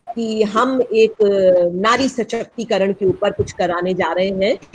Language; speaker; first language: Hindi; native; Hindi